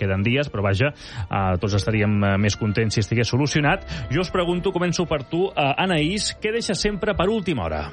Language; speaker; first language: Catalan; native; Catalan